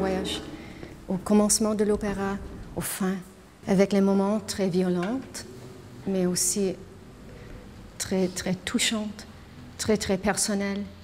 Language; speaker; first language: French; non-native, learner; English